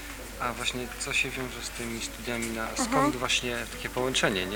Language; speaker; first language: Polish; native; Polish